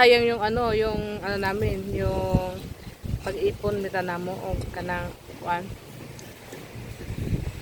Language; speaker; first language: Filipino; non-native, local second language; Cebuano